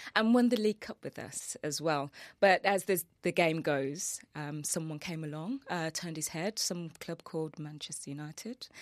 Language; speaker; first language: English; native; English